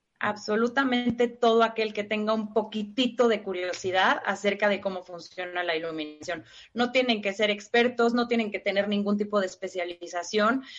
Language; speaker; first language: Spanish; native; Spanish